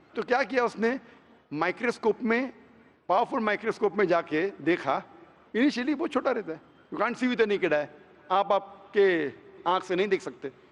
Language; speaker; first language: Hindi; non-native, local second language; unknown